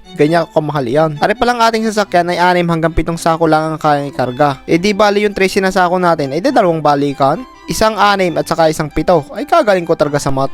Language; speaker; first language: Filipino; native; Filipino